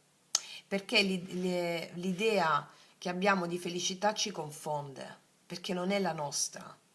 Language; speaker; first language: Italian; native; Italian